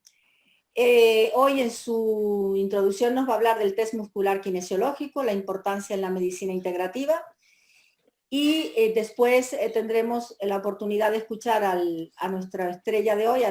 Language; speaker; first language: Spanish; native; Spanish